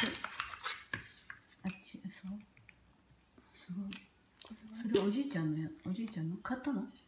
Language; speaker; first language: Japanese; native; Japanese